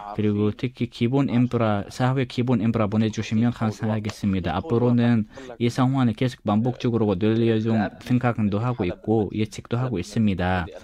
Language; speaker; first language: Korean; non-native, fluent; Arabic